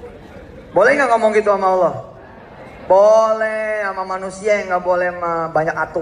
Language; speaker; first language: Indonesian; native; Indonesian